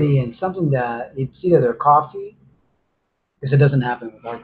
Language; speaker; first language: English; native; English